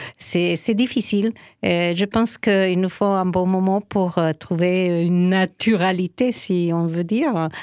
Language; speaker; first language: French; non-native, fluent; Spanish